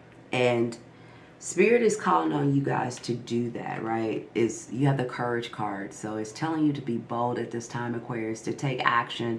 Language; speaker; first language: English; native; English